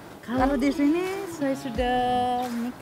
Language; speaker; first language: Indonesian; non-native, fluent; English